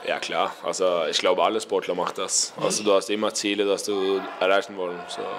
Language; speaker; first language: German; non-native, learner; Norwegian